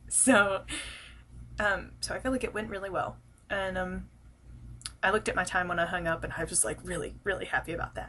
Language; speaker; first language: English; native; English